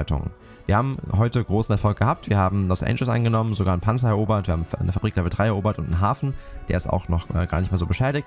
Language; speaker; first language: German; native; German